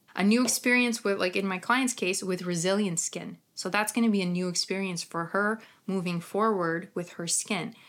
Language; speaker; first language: English; non-native, fluent; Ukrainian